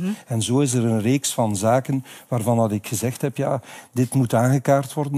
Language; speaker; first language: Dutch; native; Dutch